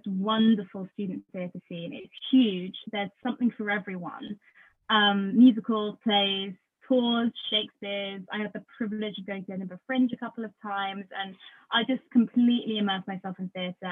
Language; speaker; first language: English; native; English